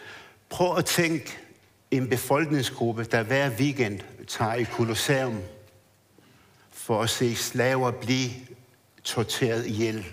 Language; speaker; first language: Danish; early bilingual, other home language; Arabic